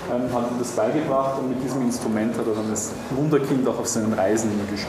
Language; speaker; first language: German; native; German